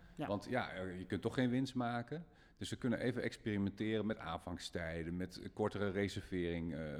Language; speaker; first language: Dutch; native; Dutch